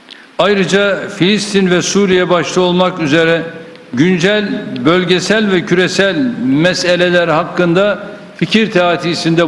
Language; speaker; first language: Turkish; native; Turkish